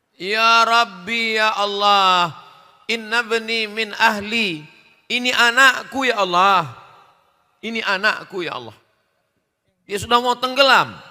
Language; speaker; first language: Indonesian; native; Indonesian